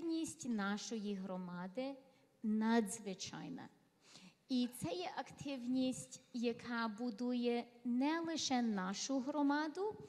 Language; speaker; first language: Ukrainian; early bilingual, heritage; Ukrainian